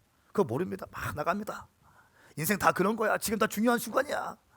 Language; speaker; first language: Korean; native; Korean